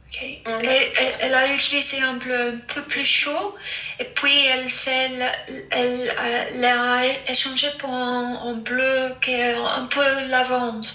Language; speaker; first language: French; non-native, fluent; English